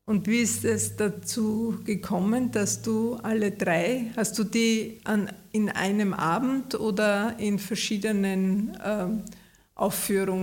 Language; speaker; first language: German; native; German